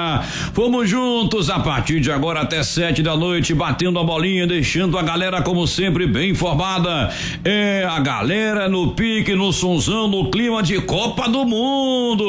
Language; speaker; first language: Portuguese; native; Portuguese